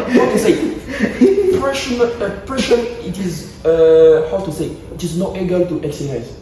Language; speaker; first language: English; non-native, learner; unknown